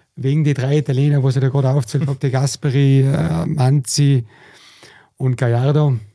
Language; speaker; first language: German; native; German